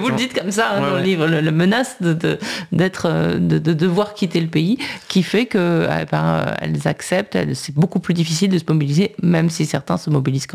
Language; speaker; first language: French; native; French